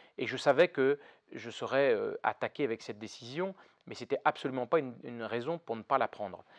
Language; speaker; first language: French; native; French